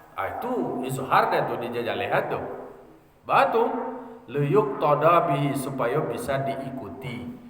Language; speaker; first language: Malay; non-native, local second language; Minangkabau